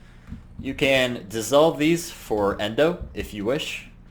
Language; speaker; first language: English; native; English